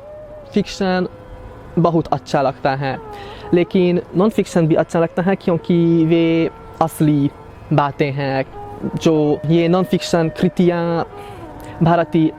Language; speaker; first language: Hindi; non-native, fluent; Hungarian